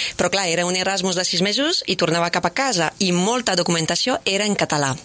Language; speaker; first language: Catalan; non-native, fluent; French